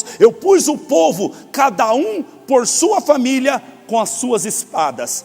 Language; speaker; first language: Portuguese; native; Portuguese